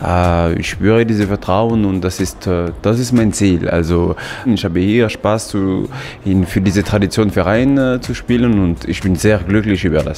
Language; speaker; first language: German; non-native, fluent; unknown